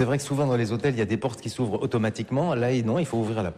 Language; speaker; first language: French; native; French